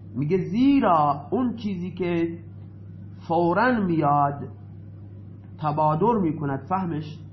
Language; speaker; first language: Persian; non-native, local second language; Baluchi